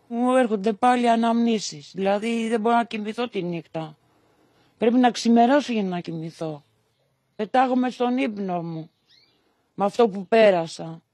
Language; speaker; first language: Greek; native; Greek